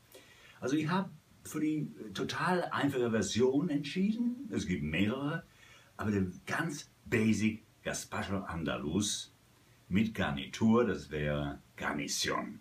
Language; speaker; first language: German; non-native, fluent; Italian